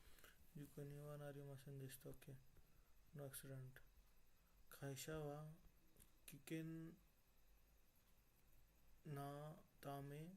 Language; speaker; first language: Japanese; non-native, learner; Marathi